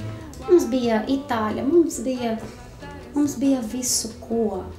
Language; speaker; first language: Latvian; non-native, learner; Portuguese